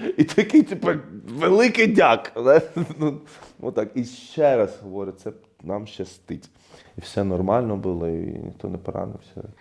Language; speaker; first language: Ukrainian; non-native, fluent; Arabic